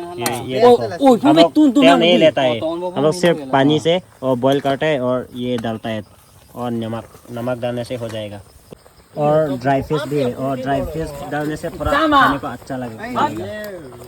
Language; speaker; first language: Hindi; non-native, local second language; Karbi